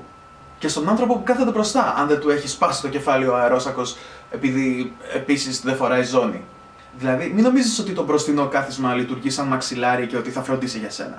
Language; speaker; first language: Greek; native; Greek